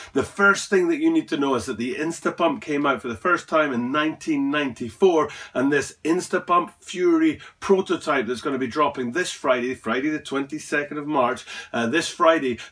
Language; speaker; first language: English; native; English